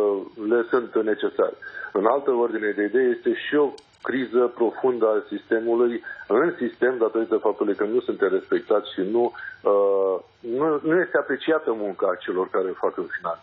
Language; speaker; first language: Romanian; native; Romanian